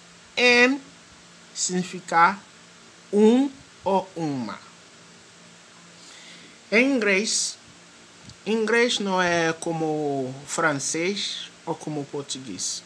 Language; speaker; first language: Portuguese; non-native, fluent; French